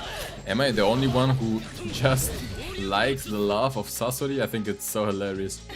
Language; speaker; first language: English; non-native, fluent; German